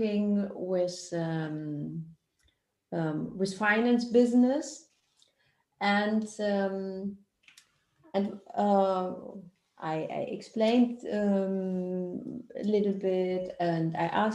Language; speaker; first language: English; non-native, learner; German